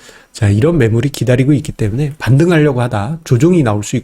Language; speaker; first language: Korean; native; Korean